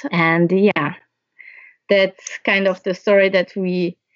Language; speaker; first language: English; early bilingual, other home language; Hungarian